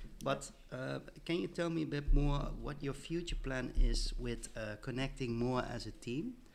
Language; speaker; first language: English; non-native, fluent; Dutch